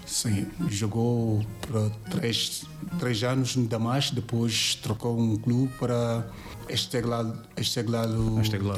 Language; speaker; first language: Portuguese; non-native, learner; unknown